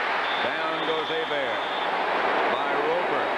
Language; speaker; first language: English; native; English